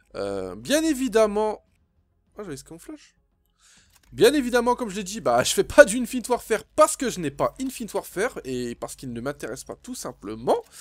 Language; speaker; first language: French; native; French